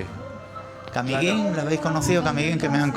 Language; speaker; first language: Spanish; native; Spanish